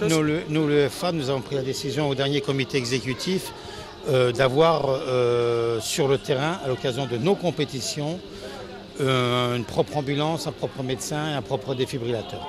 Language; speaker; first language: French; native; French